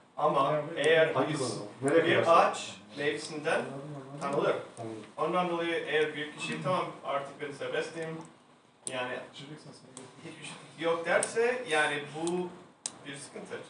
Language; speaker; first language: Turkish; non-native, fluent; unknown